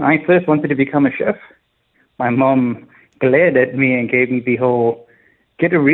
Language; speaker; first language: English; native; English